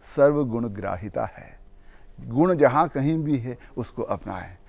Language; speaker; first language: Hindi; non-native, local second language; Malayalam